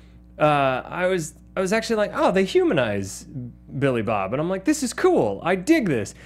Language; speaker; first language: English; native; English